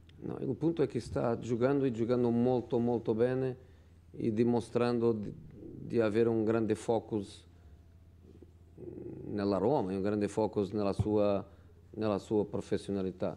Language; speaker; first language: Italian; non-native, fluent; Portuguese